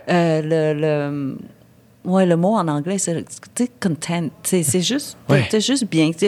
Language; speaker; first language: French; early bilingual, other home language; Vietnamese